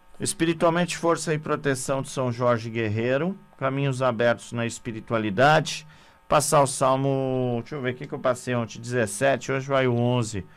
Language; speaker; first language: Portuguese; native; Portuguese